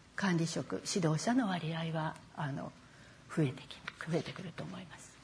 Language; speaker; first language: Japanese; native; Japanese